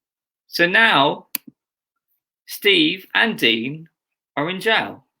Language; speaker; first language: English; native; English